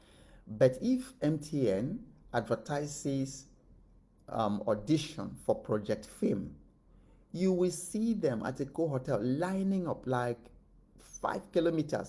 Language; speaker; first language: English; non-native, local second language; Igbo